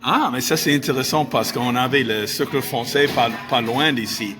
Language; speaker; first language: French; non-native, fluent; English